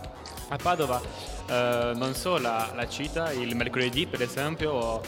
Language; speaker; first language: Italian; non-native, learner; French